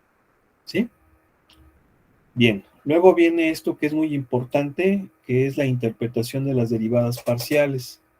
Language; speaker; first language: Spanish; native; Spanish